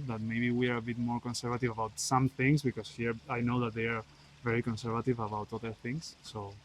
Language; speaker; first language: English; non-native, learner; Spanish